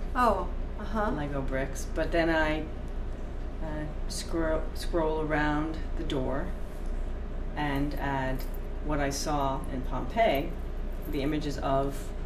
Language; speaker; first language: English; native; English